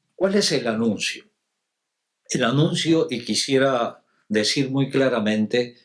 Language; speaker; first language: Spanish; native; Spanish